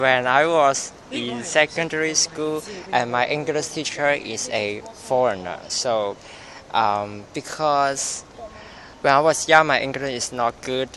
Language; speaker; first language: English; non-native, local second language; Cantonese